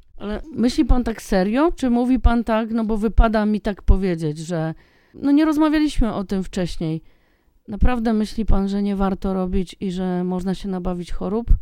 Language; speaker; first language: Polish; native; Polish